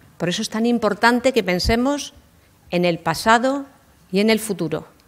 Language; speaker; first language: Spanish; native; Spanish